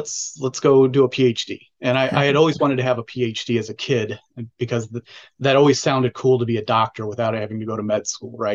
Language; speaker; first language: English; native; English